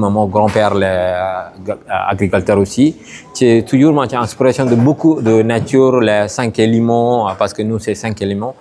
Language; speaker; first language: French; non-native, learner; Tamil